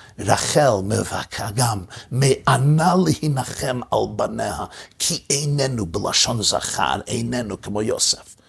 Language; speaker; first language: Hebrew; early bilingual, heritage; English